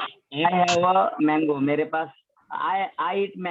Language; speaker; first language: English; non-native, learner; Hindi